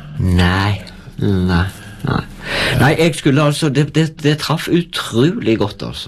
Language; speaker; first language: Norwegian; native; Norwegian